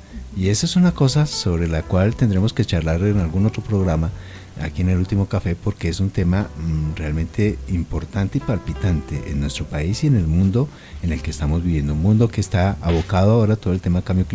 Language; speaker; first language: Spanish; native; Spanish